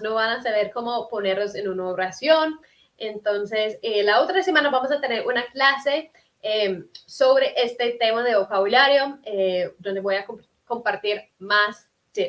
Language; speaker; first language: Spanish; early bilingual, heritage; Spanish